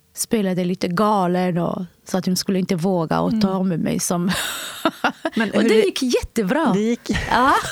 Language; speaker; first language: Swedish; non-native, fluent; Somali